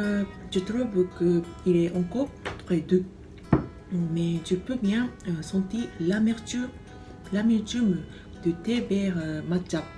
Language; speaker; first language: French; non-native, fluent; Japanese